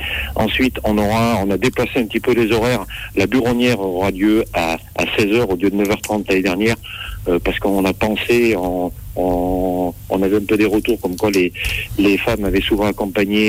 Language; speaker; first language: French; native; French